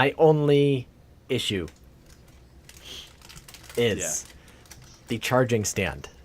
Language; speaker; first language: English; native; English